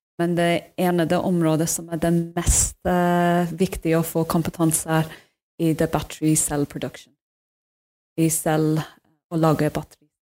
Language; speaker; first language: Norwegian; non-native, fluent; English